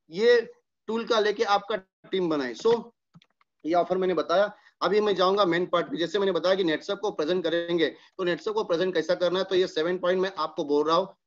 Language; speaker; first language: Hindi; non-native, local second language; Marathi